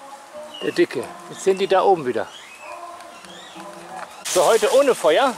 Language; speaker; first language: German; native; German